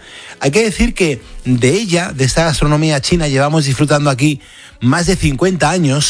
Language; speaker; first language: Spanish; native; Spanish